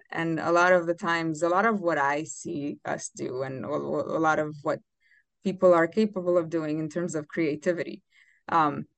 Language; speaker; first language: English; non-native, fluent; Romanian